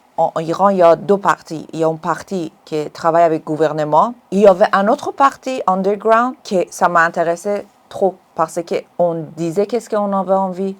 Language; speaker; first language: French; non-native, learner; Persian